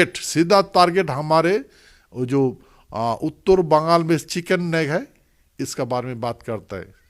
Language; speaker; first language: Hindi; non-native, local second language; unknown